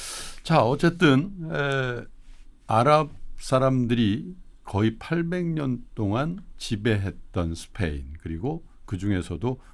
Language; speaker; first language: Korean; native; Korean